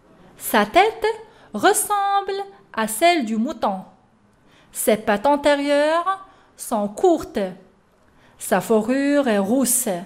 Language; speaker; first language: French; non-native, local second language; Arabic